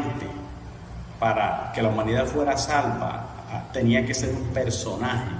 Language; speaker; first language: Spanish; native; Spanish